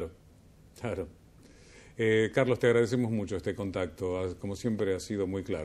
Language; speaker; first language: Spanish; native; Spanish